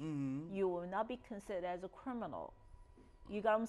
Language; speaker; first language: English; non-native, fluent; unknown